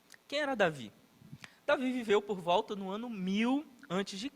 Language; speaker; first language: Portuguese; native; Portuguese